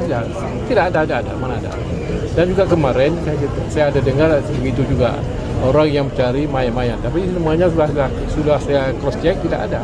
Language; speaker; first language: Indonesian; non-native, local second language; Achinese